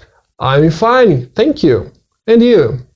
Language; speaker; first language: English; non-native, fluent; Portuguese